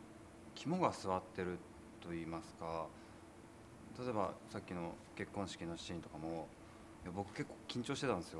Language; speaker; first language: Japanese; native; Japanese